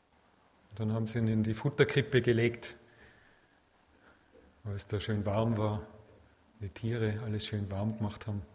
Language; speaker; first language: German; native; German